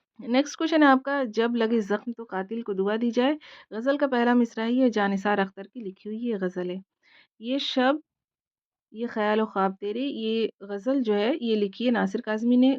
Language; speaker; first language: Urdu; native; Urdu